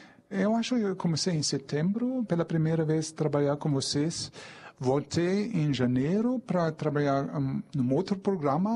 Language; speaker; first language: Portuguese; non-native, fluent; German